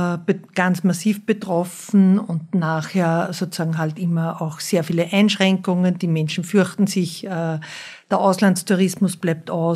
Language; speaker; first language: German; native; German